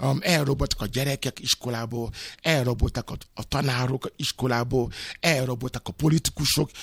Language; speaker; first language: Hungarian; non-native, fluent; Yoruba